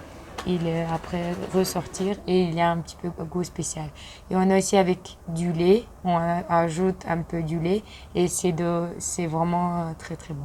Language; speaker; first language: French; non-native, learner; Kyrgyz